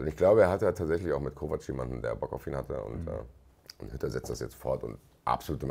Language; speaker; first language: German; native; German